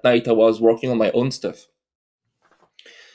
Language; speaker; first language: English; non-native, fluent; French